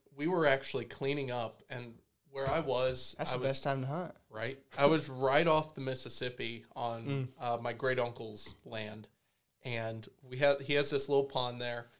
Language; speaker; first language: English; native; English